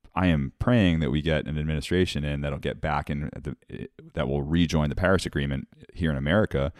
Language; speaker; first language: English; native; English